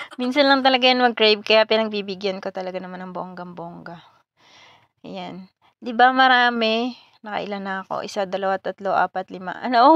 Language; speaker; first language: Filipino; non-native, local second language; Bikol